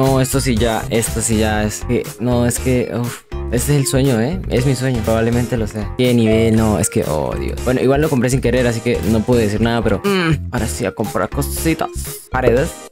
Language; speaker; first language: Spanish; native; Spanish